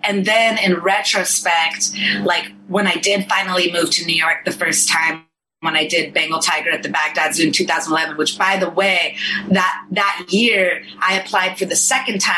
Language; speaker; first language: English; early bilingual, other home language; Persian